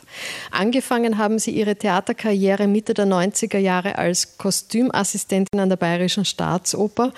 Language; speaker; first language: German; native; German